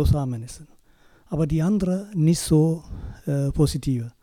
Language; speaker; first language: German; non-native, learner; Tamil